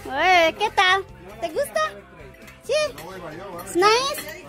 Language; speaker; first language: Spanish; non-native, learner; Indonesian